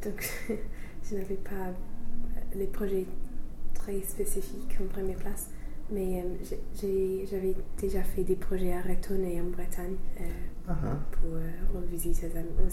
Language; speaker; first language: French; non-native, fluent; English